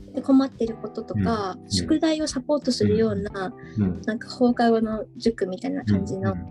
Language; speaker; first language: Japanese; native; Japanese